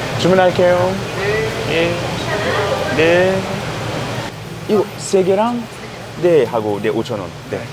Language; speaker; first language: Korean; non-native, fluent; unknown